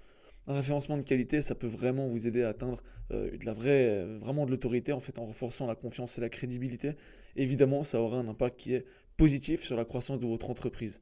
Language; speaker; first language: French; native; French